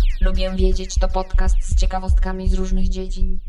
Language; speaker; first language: Polish; native; Polish